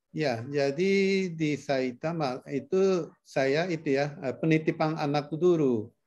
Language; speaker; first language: Indonesian; non-native, fluent; Japanese